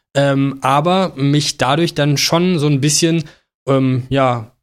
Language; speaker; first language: German; native; German